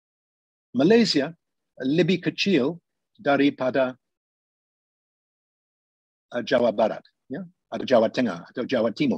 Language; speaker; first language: Indonesian; non-native, fluent; English